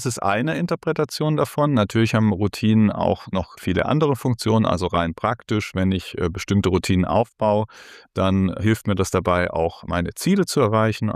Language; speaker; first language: German; native; German